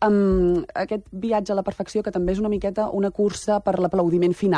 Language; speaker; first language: Catalan; native; Catalan